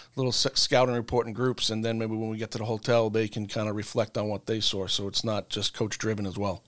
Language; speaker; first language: English; native; English